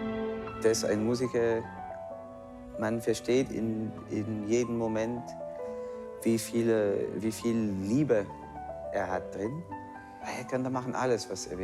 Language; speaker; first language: German; non-native, fluent; English